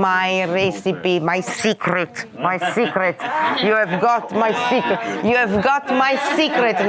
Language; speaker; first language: English; non-native, fluent; Italian